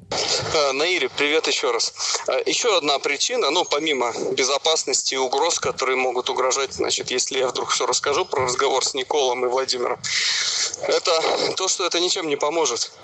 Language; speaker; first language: Russian; native; Russian